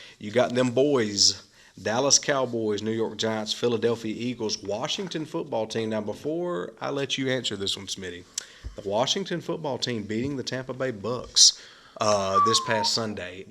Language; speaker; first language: English; native; English